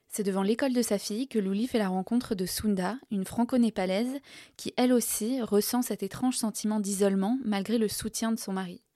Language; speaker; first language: French; native; French